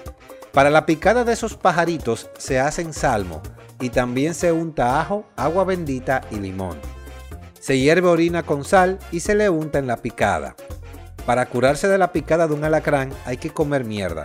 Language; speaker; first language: Spanish; native; Spanish